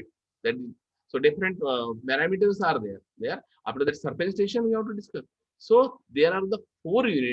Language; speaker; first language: English; non-native, local second language; Marathi